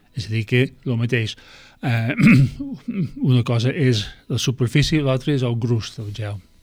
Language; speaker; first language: Catalan; non-native, fluent; English